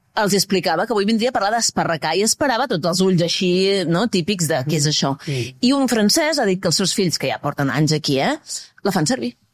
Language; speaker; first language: Catalan; native; Catalan